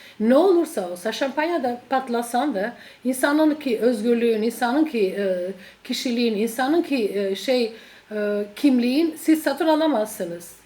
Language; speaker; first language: Turkish; non-native, fluent; Albanian